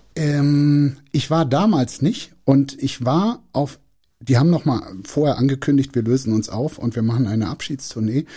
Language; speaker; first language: German; native; German